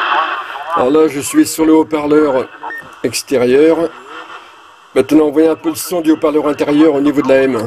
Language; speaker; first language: French; native; French